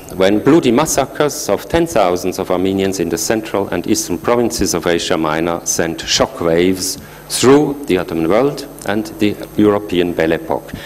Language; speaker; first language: English; non-native, fluent; German